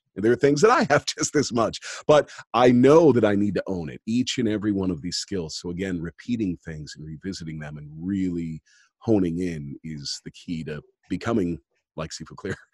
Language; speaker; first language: English; native; English